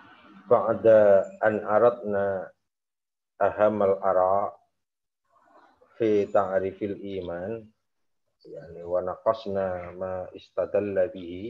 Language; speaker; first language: Arabic; non-native, fluent; Indonesian